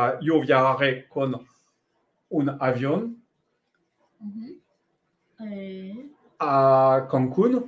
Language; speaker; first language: Spanish; non-native, learner; French